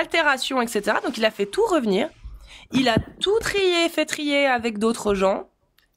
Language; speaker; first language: French; native; French